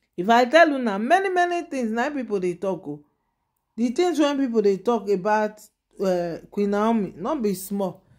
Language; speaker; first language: Nigerian Pidgin; non-native, local second language; Yoruba